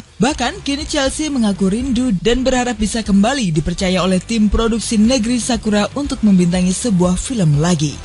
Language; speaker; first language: Indonesian; native; Indonesian